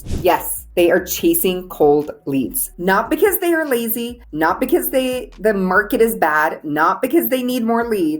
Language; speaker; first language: English; native; English